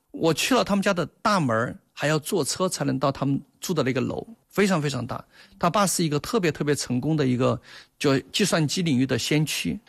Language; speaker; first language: Chinese; native; Chinese